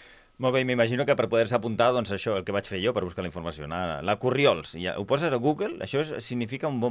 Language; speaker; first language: Catalan; native; Catalan